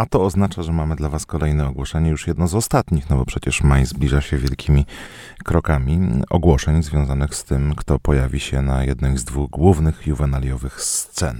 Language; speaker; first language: Polish; native; Polish